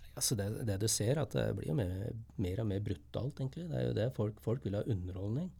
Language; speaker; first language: Norwegian; native; Norwegian